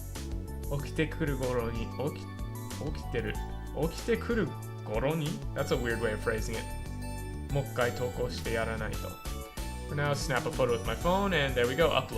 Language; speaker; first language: Japanese; non-native, fluent; English